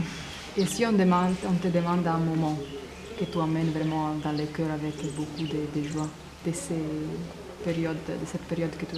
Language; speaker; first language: French; non-native, learner; Italian